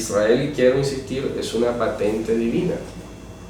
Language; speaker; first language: Spanish; native; Spanish